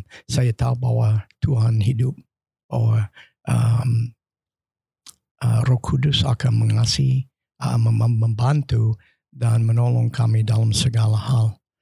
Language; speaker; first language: Indonesian; non-native, fluent; English